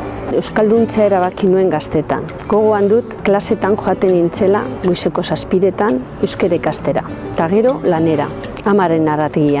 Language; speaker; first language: Basque; non-native, local second language; Spanish